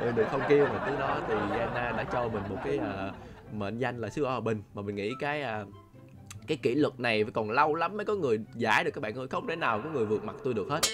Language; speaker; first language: Vietnamese; non-native, local second language; Chinese